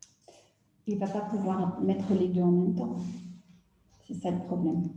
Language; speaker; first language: French; non-native, fluent; Portuguese